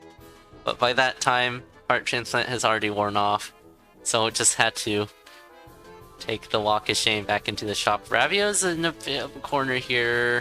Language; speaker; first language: English; native; English